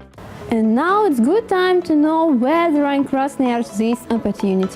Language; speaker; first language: English; non-native, learner; Russian